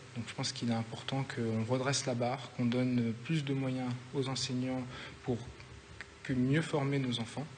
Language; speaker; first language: French; native; French